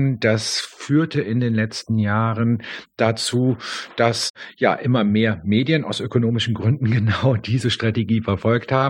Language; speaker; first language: German; native; German